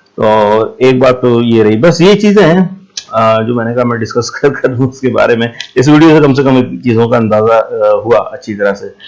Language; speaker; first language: Urdu; non-native, fluent; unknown